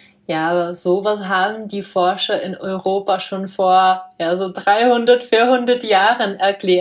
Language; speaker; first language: German; non-native, fluent; Czech